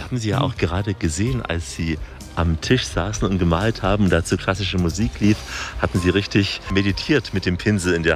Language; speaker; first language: German; native; German